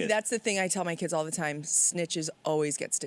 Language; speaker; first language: English; native; English